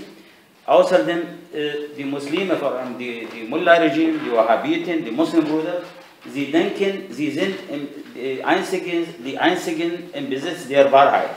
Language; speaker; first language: German; non-native, fluent; Arabic